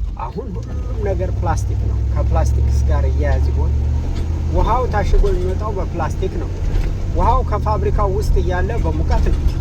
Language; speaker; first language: Amharic; native; Amharic